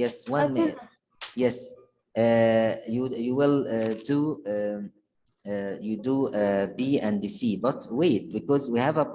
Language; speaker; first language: English; non-native, fluent; Arabic